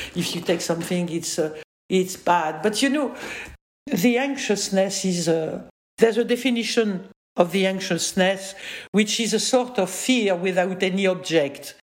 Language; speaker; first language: English; non-native, fluent; French